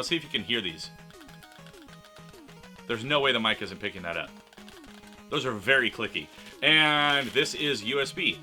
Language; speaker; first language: English; native; English